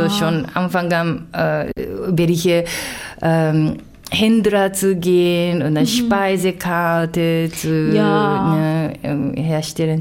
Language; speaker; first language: German; non-native, fluent; Japanese